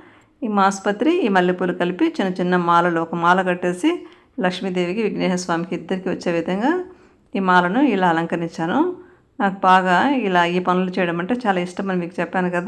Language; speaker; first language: Telugu; native; Telugu